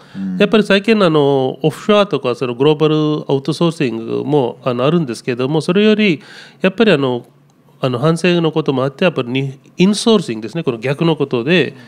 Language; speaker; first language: Japanese; non-native, fluent; Telugu